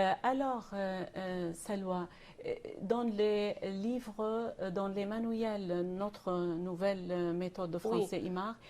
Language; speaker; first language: French; non-native, fluent; Arabic